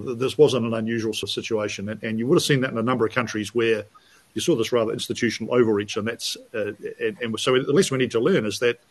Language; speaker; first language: English; native; English